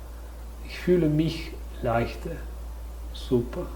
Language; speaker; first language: German; non-native, learner; Russian